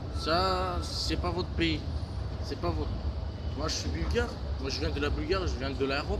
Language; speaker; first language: French; non-native, fluent; Bulgarian